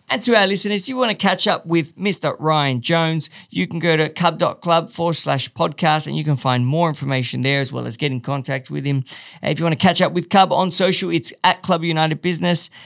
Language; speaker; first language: English; native; English